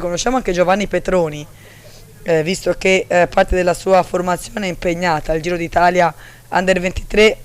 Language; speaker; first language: Italian; native; Italian